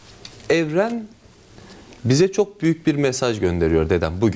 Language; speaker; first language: Turkish; native; Turkish